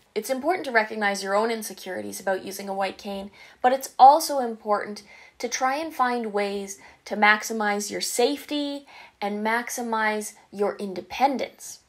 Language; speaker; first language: English; native; English